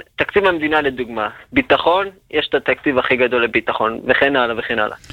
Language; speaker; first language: Hebrew; native; Hebrew